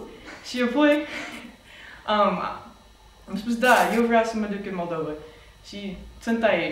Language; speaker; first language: Romanian; non-native, fluent; English